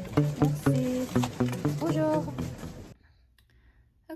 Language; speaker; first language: French; non-native, fluent; Korean